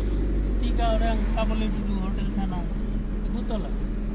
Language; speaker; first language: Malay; non-native, learner; Bangla